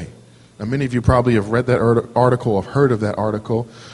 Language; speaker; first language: English; native; English